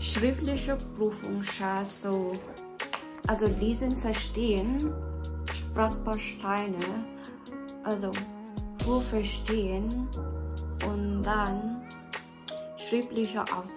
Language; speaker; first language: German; non-native, learner; Filipino